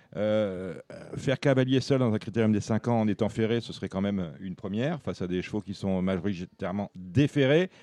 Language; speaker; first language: French; native; French